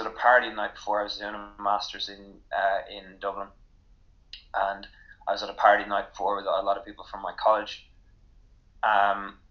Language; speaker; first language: English; native; English